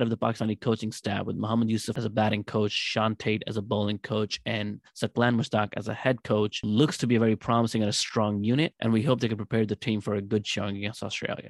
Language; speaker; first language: English; non-native, local second language; Urdu